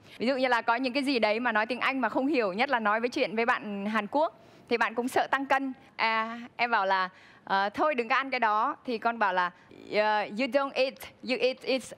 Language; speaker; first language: Vietnamese; non-native, local second language; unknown